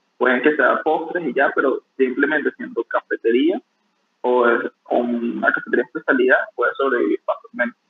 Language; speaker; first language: Spanish; native; Spanish